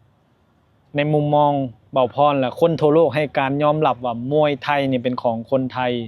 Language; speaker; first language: Thai; non-native, local second language; Lao